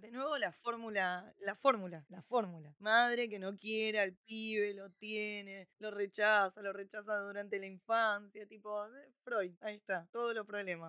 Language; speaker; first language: Spanish; native; Spanish